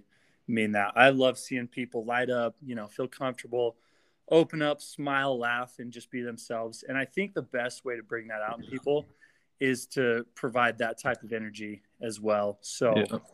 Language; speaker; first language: English; native; English